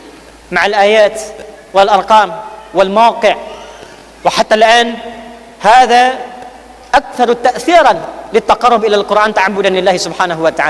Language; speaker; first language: Arabic; non-native, fluent; Indonesian